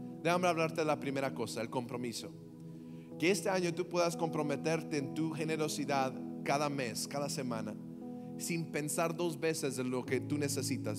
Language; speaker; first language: Spanish; early bilingual, heritage; Spanish